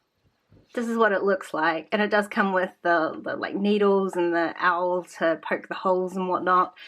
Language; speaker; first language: English; native; English